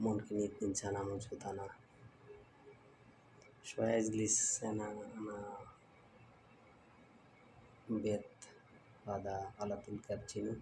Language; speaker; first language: Arabic; non-native, learner; Bangla